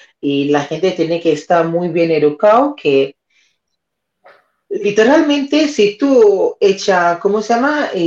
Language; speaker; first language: Spanish; non-native, fluent; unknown